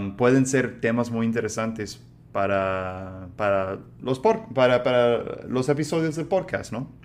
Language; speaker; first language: Spanish; non-native, fluent; English